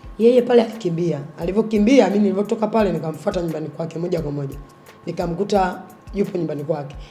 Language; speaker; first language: Swahili; native; Swahili